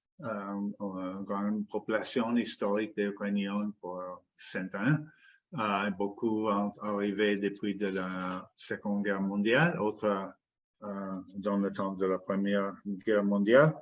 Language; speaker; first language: French; non-native, fluent; English